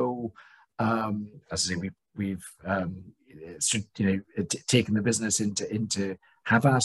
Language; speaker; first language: English; native; English